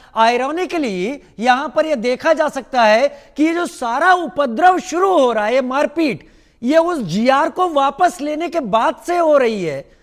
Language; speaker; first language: Hindi; native; Hindi